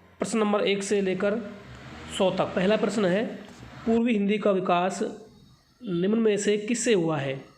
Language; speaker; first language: Hindi; native; Hindi